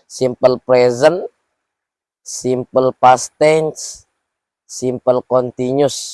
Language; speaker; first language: English; non-native, learner; Indonesian